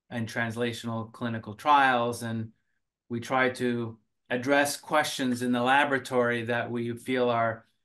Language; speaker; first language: English; early bilingual, other home language; Finnish